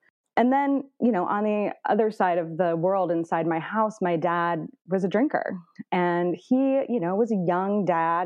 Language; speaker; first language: English; native; English